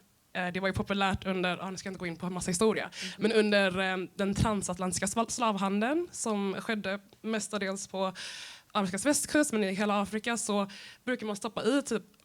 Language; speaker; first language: Swedish; native; Swedish